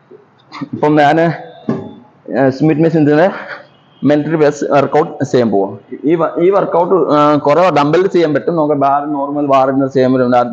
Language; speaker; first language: Malayalam; non-native, learner; Assamese